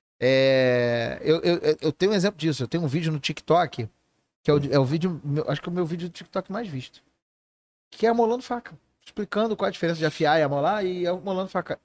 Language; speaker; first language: Portuguese; native; Portuguese